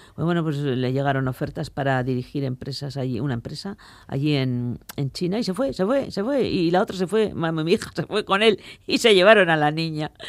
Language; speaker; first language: Spanish; native; Spanish